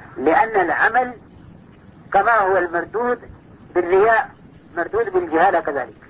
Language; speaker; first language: Arabic; non-native, fluent; Urdu